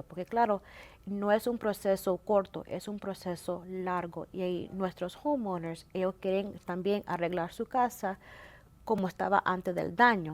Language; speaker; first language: Spanish; early bilingual, heritage; Spanish